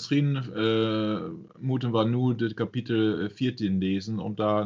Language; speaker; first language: Dutch; non-native, fluent; German